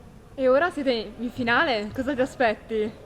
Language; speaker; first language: Italian; native; Italian